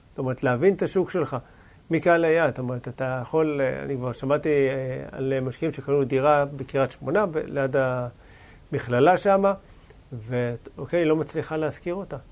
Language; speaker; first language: Hebrew; native; Hebrew